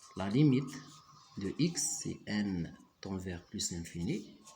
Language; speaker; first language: French; non-native, local second language; Arabic